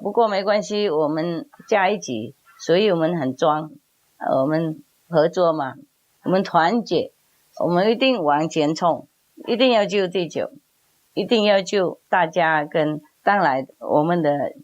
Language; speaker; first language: Chinese; non-native, fluent; Vietnamese